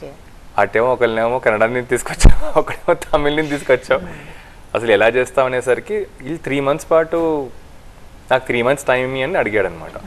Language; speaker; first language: Telugu; native; Telugu